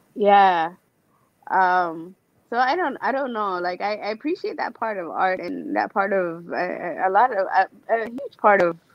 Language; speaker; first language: English; native; English